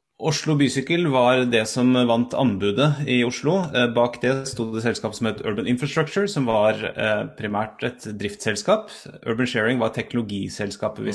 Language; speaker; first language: Norwegian; native; Norwegian